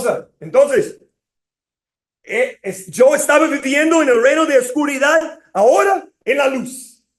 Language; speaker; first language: Spanish; non-native, fluent; English